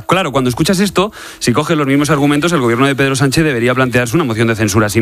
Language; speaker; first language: Spanish; native; Spanish